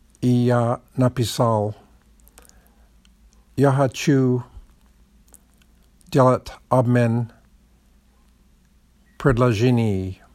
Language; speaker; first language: Russian; non-native, learner; English